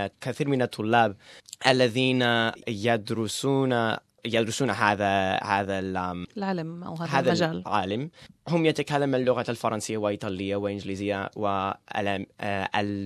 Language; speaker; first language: Arabic; non-native, learner; English